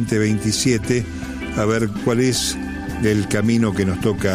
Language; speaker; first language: Spanish; native; Spanish